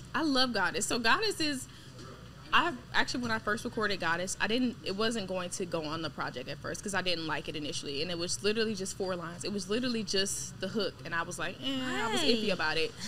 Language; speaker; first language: English; native; English